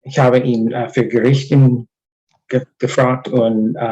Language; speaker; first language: German; non-native, learner; English